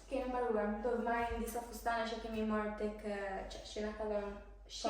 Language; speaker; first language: Albanian; early bilingual, heritage; Albanian